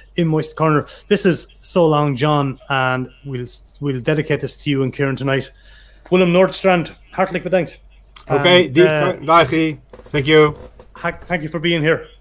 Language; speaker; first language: English; native; English